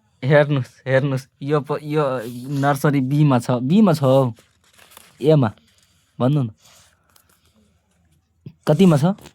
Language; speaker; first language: Nepali; non-native, local second language; Maithili